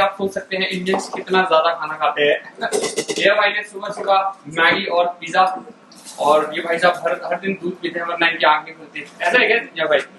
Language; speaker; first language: Hindi; native; Hindi